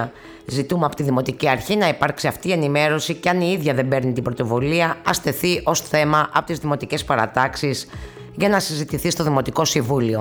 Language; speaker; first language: Greek; native; Greek